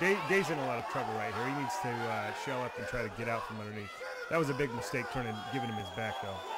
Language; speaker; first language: English; native; English